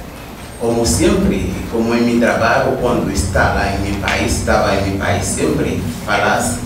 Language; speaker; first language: Portuguese; non-native, learner; Haitian Creole